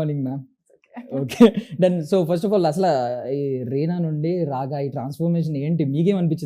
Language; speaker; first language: Telugu; native; Telugu